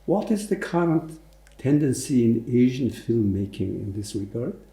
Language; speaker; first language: English; non-native, fluent; Mongolian